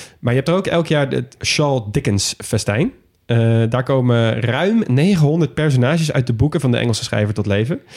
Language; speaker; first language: Dutch; native; Dutch